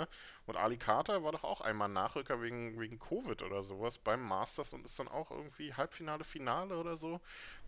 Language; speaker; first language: German; native; German